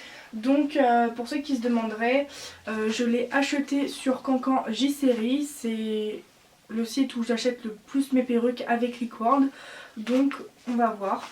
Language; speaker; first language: French; native; French